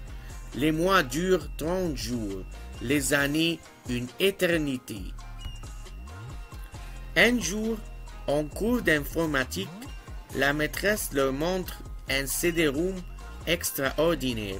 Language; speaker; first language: French; non-native, fluent; Arabic